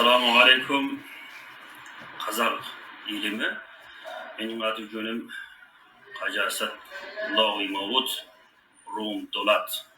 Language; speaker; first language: Kazakh; early bilingual, heritage; Kazakh